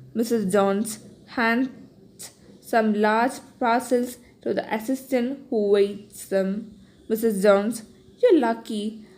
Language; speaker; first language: English; non-native, local second language; Malayalam